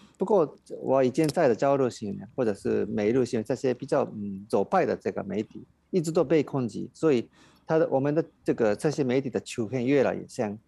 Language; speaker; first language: Chinese; non-native, fluent; Japanese